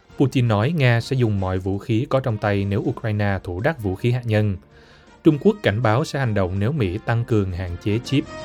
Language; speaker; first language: Vietnamese; native; Vietnamese